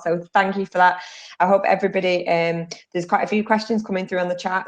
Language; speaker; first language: English; native; English